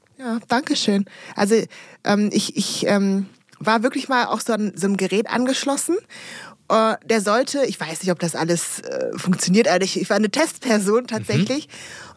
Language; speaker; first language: German; early bilingual, other home language; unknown